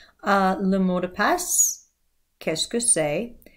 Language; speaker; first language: French; non-native, fluent; English